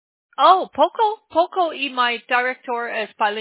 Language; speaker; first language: Spanish; non-native, learner; English